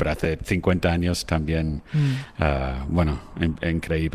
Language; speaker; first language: Spanish; non-native, fluent; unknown